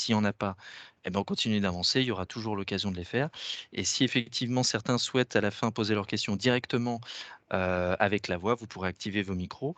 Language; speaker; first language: French; native; French